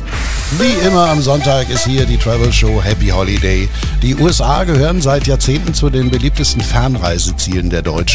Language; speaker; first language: German; native; German